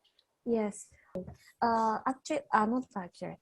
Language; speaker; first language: English; non-native, fluent; Japanese